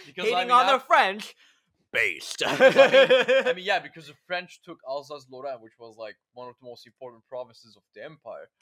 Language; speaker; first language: English; non-native, fluent; Turkish